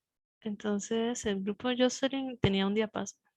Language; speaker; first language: Spanish; native; Spanish